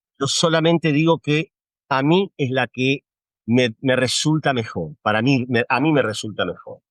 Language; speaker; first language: Spanish; native; Spanish